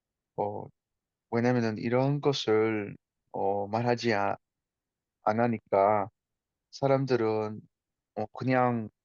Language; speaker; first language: Korean; non-native, fluent; Spanish